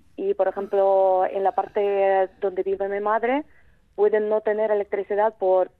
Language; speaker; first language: Spanish; non-native, fluent; Ukrainian